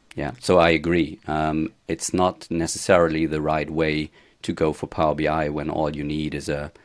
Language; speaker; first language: English; non-native, fluent; German